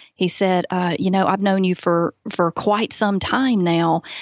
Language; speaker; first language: English; native; English